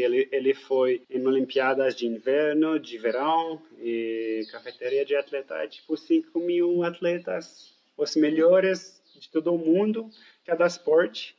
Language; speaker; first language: Portuguese; non-native, fluent; French